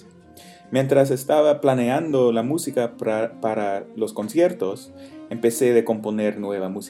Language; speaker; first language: Spanish; non-native, fluent; English